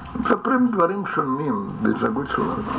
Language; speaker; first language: Hebrew; non-native, fluent; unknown